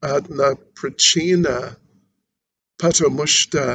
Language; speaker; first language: Russian; non-native, learner; English